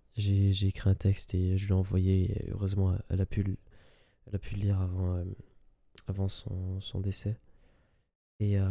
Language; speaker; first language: French; early bilingual, other home language; Arabic